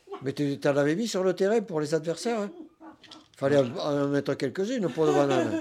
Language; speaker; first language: French; native; French